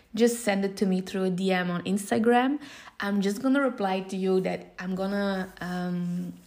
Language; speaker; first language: English; non-native, fluent; Dutch